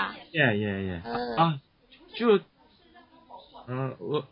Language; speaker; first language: Chinese; non-native, learner; Korean